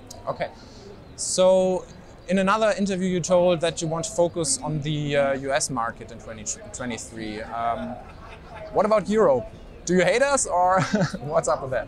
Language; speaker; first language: English; non-native, fluent; German